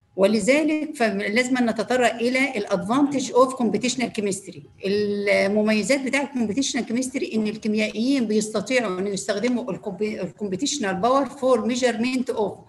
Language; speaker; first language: Arabic; native; Arabic